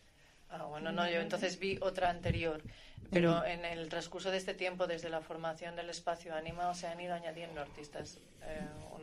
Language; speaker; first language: Spanish; native; Spanish